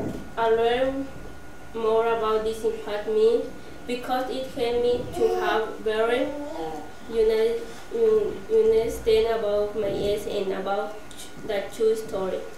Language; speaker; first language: English; non-native, learner; Spanish